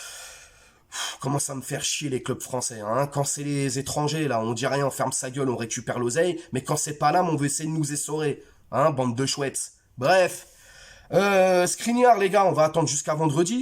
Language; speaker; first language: French; native; French